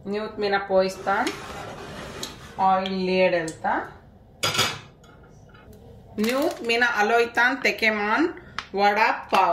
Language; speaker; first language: Finnish; non-native, learner; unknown